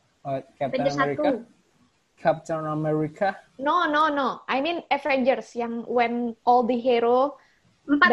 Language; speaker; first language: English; non-native, learner; Indonesian